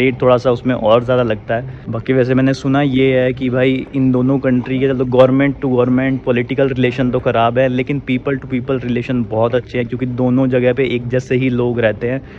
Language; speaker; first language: Hindi; native; Hindi